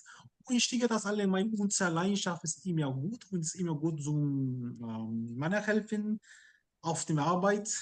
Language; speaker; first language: German; non-native, learner; English